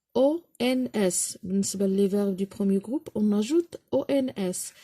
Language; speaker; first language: French; non-native, local second language; Arabic